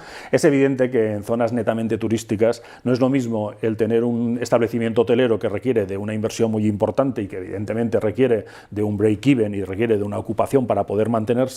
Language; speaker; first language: Spanish; native; Spanish